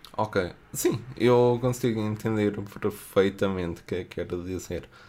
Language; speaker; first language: Portuguese; native; Portuguese